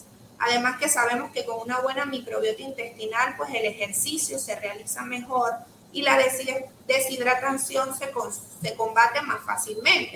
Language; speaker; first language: Spanish; native; Spanish